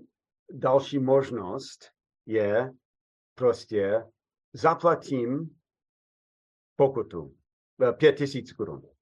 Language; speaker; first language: Czech; non-native, fluent; English